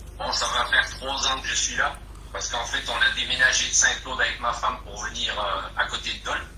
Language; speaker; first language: French; early bilingual, other home language; Portuguese